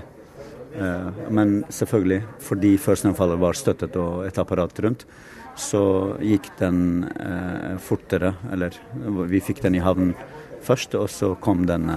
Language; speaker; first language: Norwegian; non-native, fluent; Kurdish